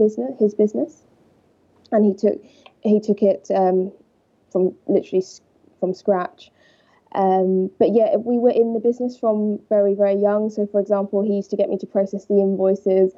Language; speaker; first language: English; native; English